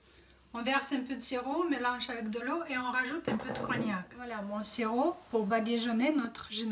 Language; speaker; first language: French; non-native, fluent; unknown